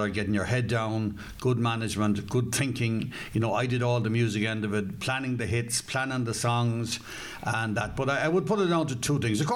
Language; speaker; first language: English; native; English